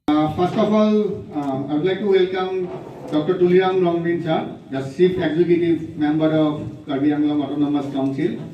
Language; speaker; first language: English; non-native, local second language; Assamese